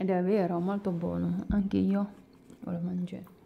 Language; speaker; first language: Italian; non-native, learner; Indonesian